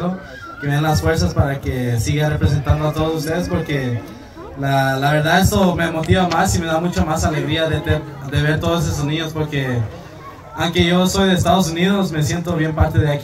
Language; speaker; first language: Spanish; early bilingual, heritage; Spanish